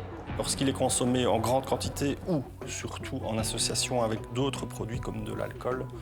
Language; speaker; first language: French; native; French